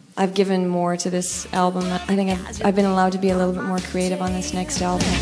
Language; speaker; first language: English; native; English